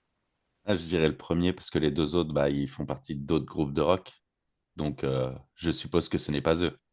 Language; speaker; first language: French; native; French